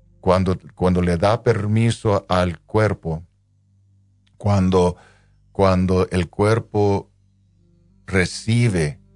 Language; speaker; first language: Spanish; non-native, local second language; English